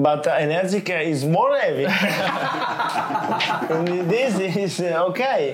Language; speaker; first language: English; non-native, learner; Italian